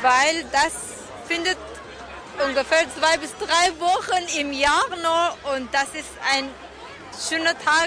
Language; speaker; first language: German; non-native, learner; Persian